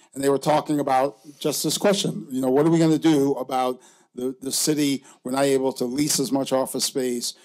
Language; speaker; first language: English; native; English